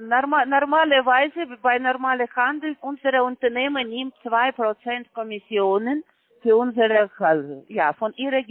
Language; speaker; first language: German; non-native, learner; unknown